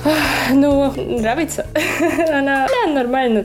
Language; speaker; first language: Russian; non-native, local second language; Latvian